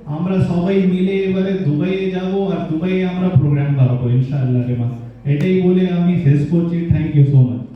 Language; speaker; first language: Bangla; non-native, local second language; Hindi